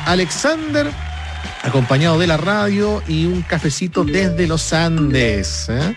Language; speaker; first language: Spanish; native; Spanish